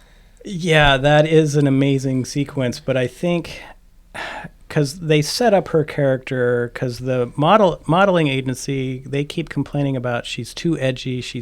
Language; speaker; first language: English; native; English